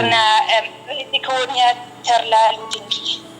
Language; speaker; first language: Indonesian; non-native, fluent; German